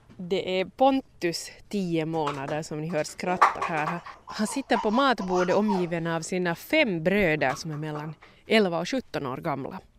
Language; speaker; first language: Swedish; native; Swedish